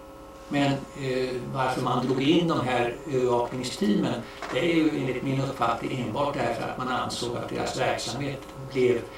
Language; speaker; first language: Swedish; native; Swedish